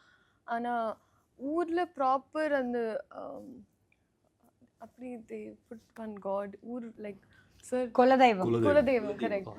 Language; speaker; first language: Tamil; non-native, learner; Telugu